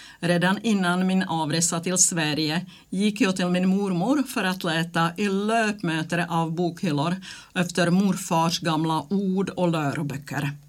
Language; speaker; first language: Swedish; non-native, fluent; Czech